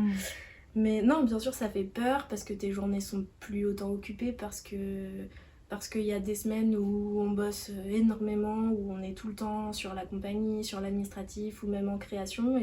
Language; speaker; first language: French; native; French